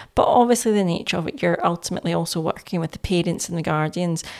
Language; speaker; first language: English; native; English